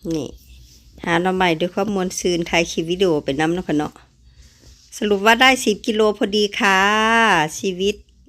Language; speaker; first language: Thai; native; Thai